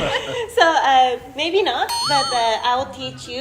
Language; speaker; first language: English; non-native, fluent; Japanese